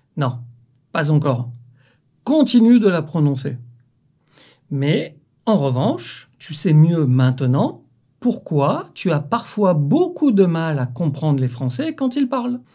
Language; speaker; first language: French; native; French